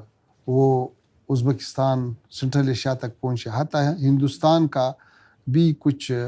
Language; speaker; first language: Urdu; non-native, fluent; Pashto